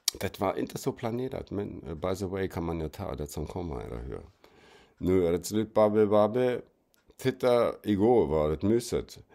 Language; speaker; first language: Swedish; non-native, fluent; German